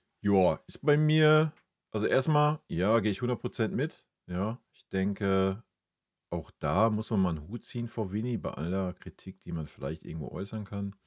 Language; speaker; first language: German; native; German